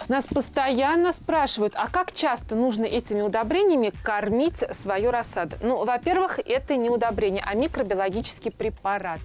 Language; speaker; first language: Russian; native; Russian